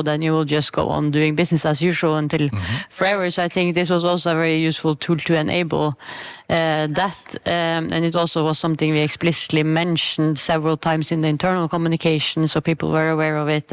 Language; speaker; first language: English; non-native, fluent; Norwegian